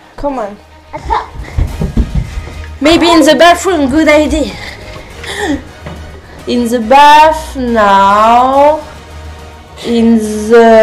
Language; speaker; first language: English; non-native, learner; French